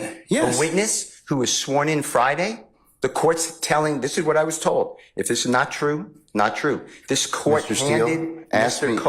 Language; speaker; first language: English; native; English